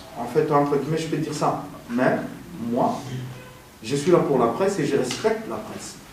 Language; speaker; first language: French; non-native, local second language; Lingala